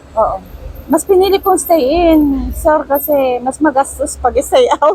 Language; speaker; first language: Filipino; non-native, local second language; Iloko